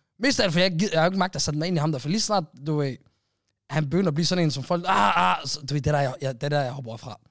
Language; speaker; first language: Danish; native; Danish